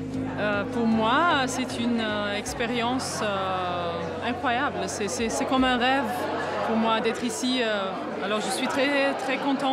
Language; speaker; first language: French; non-native, fluent; Arabic